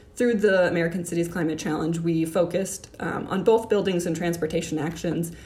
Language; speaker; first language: English; native; English